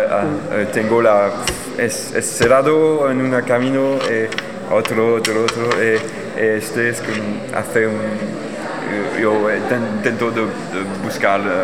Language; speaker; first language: Spanish; non-native, learner; French